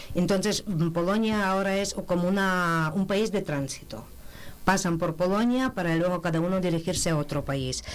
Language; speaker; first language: Spanish; non-native, fluent; Ukrainian